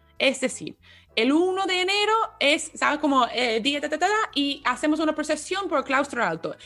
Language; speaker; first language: Spanish; non-native, fluent; English